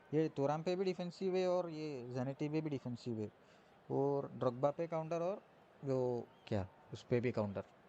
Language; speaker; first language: Hindi; non-native, local second language; Malayalam